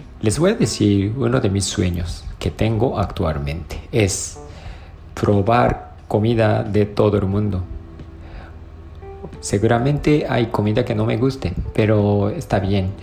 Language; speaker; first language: Spanish; non-native, learner; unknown